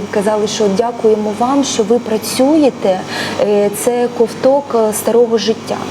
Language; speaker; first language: Ukrainian; native; Ukrainian